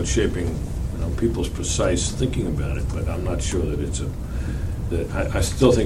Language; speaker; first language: English; native; English